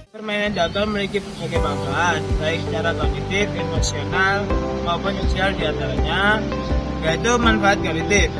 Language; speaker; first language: Indonesian; native; Indonesian